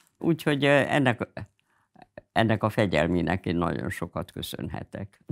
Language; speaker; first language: Hungarian; native; Hungarian